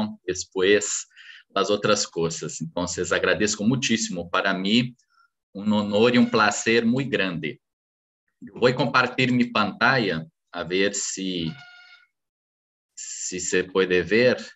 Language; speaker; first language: Spanish; non-native, fluent; Portuguese